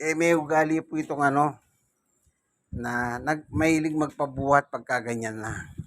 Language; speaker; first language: Filipino; non-native, local second language; Pampanga